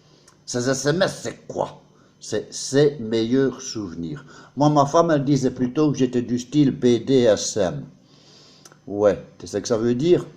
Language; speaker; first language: French; native; French